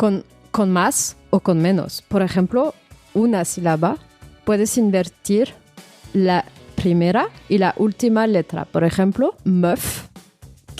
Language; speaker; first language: Spanish; non-native, fluent; French